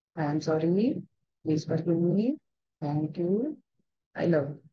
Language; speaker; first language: Hindi; non-native, local second language; Telugu